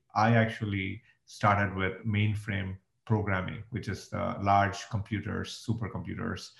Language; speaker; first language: English; non-native, local second language; Tamil